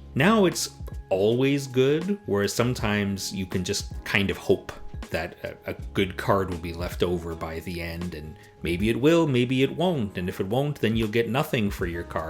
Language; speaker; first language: English; native; English